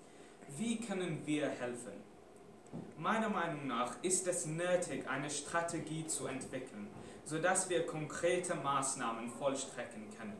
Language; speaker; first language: German; non-native, fluent; English